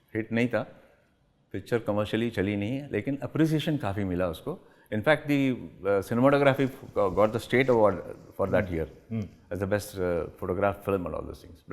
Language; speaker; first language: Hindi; non-native, local second language; Tamil